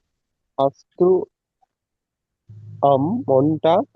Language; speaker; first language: German; non-native, learner; Tamil